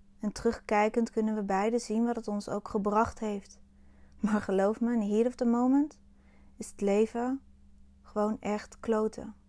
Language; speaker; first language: Dutch; native; Dutch